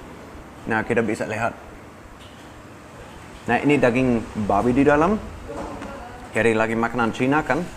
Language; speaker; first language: Indonesian; non-native, fluent; German